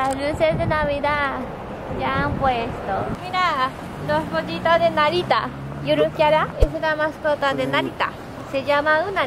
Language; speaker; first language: Spanish; non-native, fluent; Japanese